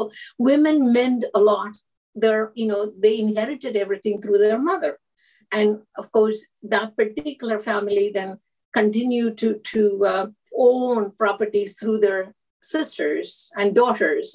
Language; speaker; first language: English; non-native, local second language; Malayalam